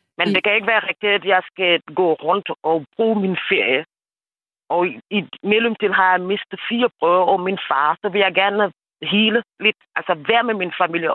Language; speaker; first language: Danish; non-native, fluent; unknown